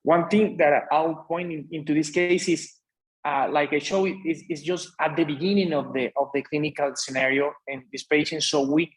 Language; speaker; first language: English; non-native, fluent; Spanish